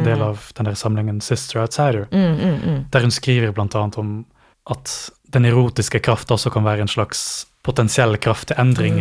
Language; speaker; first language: Norwegian; native; Norwegian